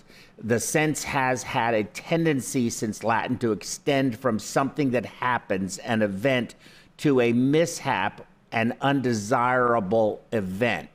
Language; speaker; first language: English; native; English